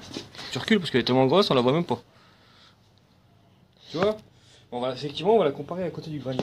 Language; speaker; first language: French; native; French